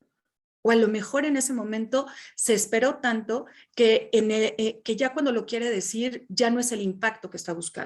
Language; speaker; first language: Spanish; native; Spanish